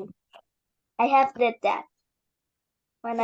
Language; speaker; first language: English; non-native, learner; Indonesian